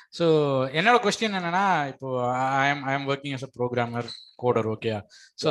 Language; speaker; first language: English; non-native, local second language; Tamil